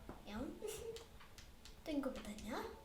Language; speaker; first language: Welsh; non-native, local second language; English